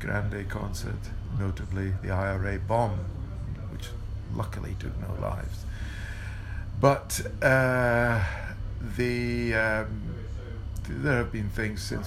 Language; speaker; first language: English; native; English